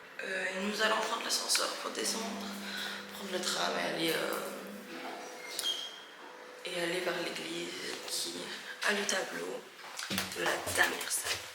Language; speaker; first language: French; native; French